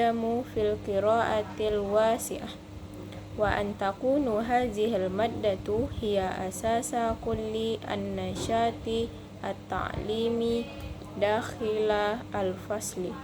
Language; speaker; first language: Arabic; non-native, learner; Indonesian